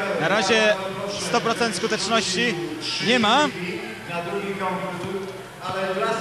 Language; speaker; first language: Polish; native; Polish